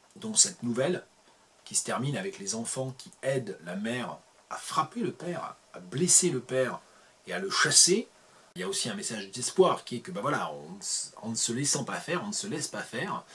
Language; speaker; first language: French; native; French